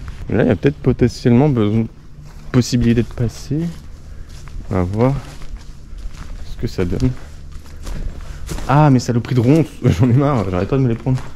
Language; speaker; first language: French; native; French